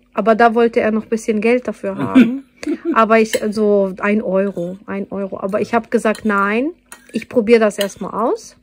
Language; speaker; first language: German; non-native, fluent; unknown